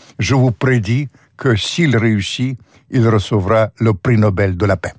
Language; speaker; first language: French; non-native, fluent; Russian